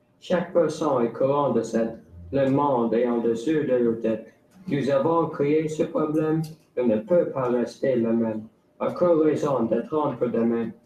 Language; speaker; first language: French; non-native, local second language; English